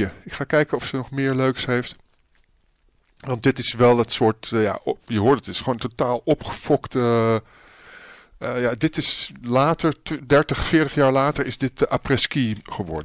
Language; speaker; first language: Dutch; native; Dutch